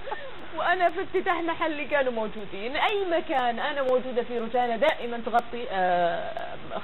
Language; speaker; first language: Arabic; native; Arabic